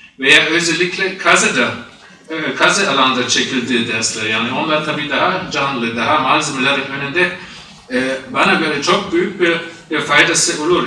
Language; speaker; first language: Turkish; non-native, fluent; German